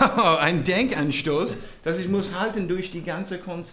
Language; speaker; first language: German; non-native, learner; English